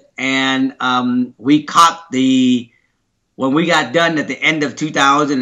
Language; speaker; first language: English; early bilingual, other home language; Vietnamese